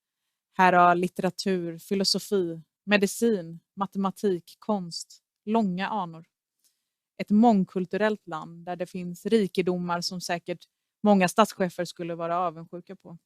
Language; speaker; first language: Swedish; early bilingual, other home language; Persian